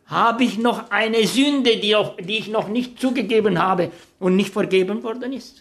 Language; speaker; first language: German; non-native, fluent; Romanian